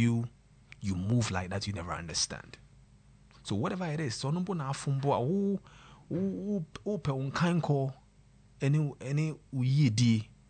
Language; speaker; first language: English; non-native, local second language; Akan